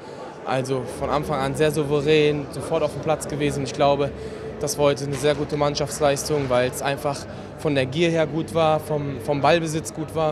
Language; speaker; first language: German; native; German